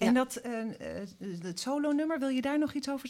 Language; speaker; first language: Dutch; native; Dutch